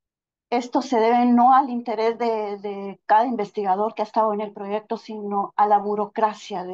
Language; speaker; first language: Spanish; native; Spanish